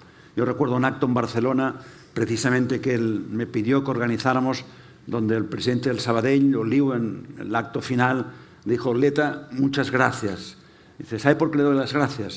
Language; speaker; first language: Spanish; native; Spanish